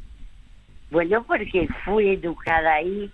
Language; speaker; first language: Spanish; early bilingual, other home language; French